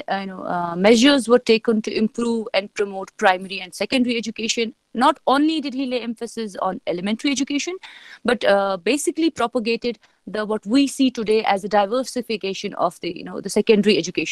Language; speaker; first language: English; non-native, local second language; Kashmiri